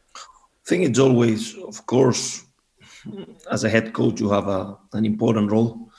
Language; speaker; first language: English; non-native, fluent; Spanish